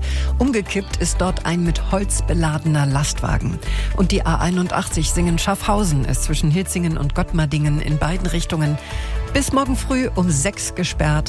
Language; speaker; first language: German; native; German